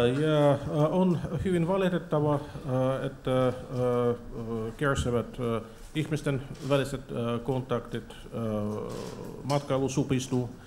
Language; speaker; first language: Finnish; non-native, fluent; Russian